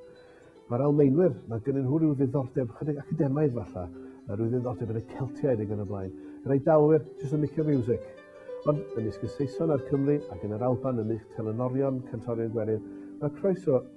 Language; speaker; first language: Welsh; native; Welsh